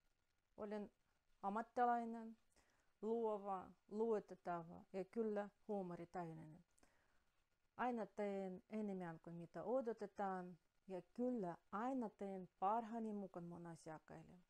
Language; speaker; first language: Finnish; non-native, fluent; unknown